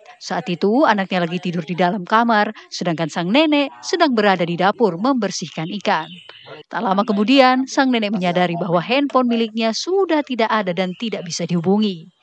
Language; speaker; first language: Indonesian; native; Indonesian